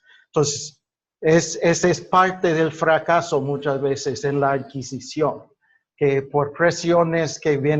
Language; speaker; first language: Spanish; non-native, fluent; English